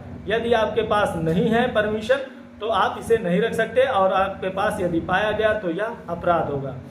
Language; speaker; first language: Hindi; native; Hindi